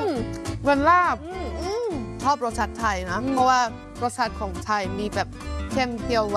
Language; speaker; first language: Thai; non-native, fluent; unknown